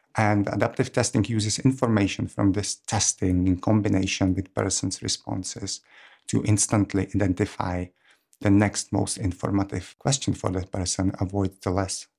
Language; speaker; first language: English; non-native, fluent; Czech